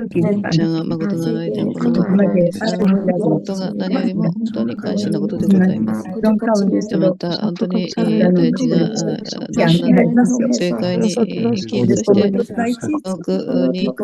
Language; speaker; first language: Japanese; native; Japanese